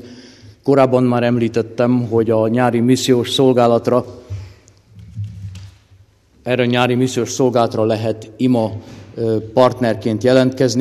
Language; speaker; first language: Hungarian; native; Hungarian